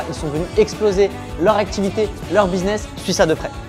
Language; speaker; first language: French; native; French